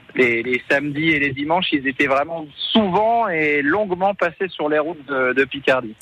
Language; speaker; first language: French; native; French